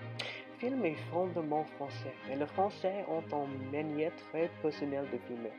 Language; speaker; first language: French; non-native, learner; English